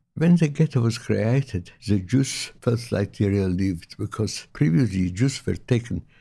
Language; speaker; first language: English; non-native, fluent; Lithuanian